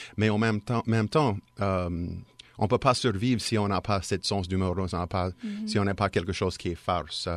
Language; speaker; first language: French; native; French